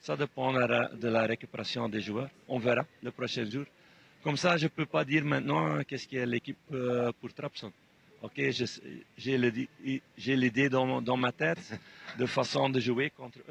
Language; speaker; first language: French; non-native, fluent; Dutch